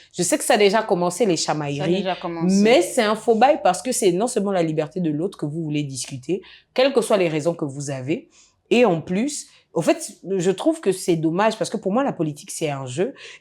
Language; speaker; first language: French; native; French